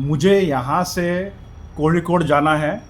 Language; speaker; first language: Hindi; native; Hindi